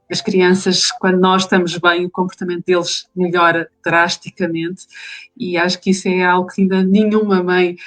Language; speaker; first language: Portuguese; native; Portuguese